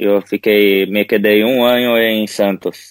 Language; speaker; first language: Spanish; non-native, learner; Portuguese